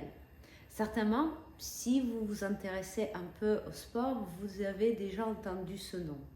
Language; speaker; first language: French; non-native, fluent; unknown